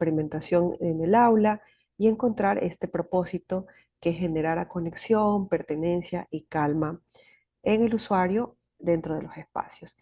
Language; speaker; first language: Spanish; native; Spanish